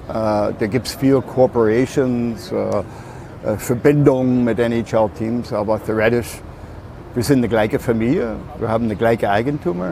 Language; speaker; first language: German; non-native, learner; English